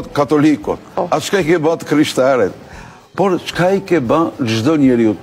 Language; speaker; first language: Albanian; native; Albanian